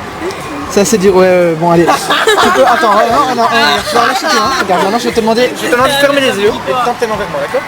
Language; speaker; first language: French; native; French